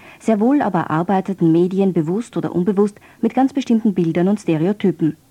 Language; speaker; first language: German; native; German